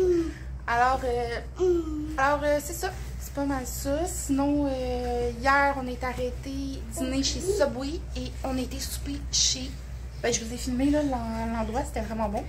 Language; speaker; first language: French; native; French